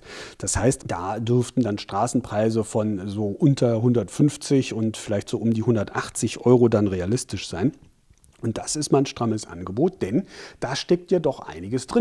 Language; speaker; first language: German; native; German